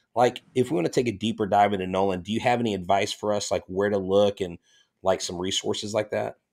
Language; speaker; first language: English; native; English